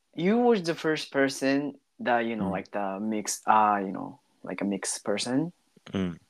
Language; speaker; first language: English; non-native, learner; Japanese